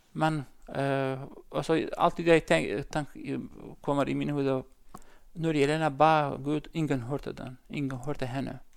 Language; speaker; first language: Norwegian; non-native, learner; Central Kurdish